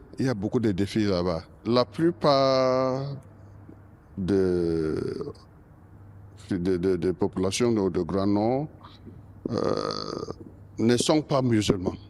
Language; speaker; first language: French; non-native, local second language; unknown